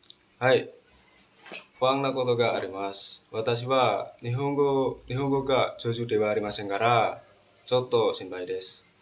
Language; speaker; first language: Japanese; non-native, learner; Indonesian